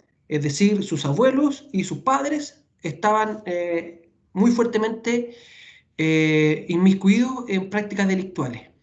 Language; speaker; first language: Spanish; native; Spanish